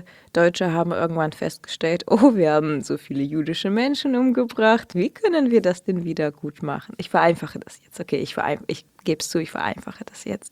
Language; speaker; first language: German; early bilingual, other home language; Russian